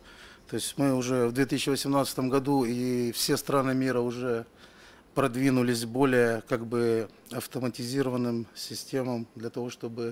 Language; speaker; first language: Russian; native; Russian